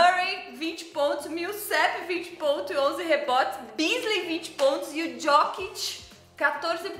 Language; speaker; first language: Portuguese; native; Portuguese